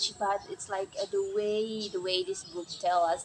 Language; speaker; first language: English; non-native, learner; Indonesian